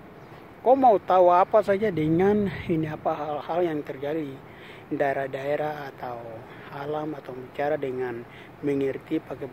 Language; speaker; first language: Indonesian; non-native, local second language; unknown